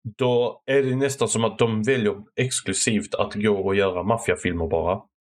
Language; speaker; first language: Swedish; early bilingual, other home language; Arabic